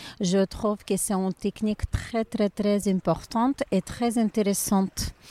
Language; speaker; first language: French; non-native, learner; Ukrainian